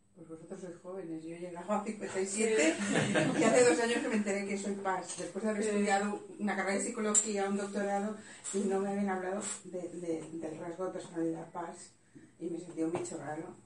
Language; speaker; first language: Spanish; non-native, fluent; Swedish